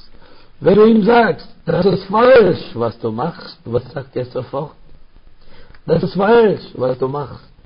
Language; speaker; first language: German; non-native, fluent; Arabic